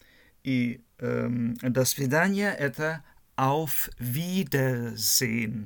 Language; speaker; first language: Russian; non-native, learner; German